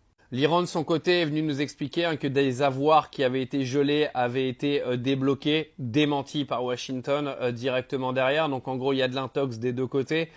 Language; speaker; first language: French; native; French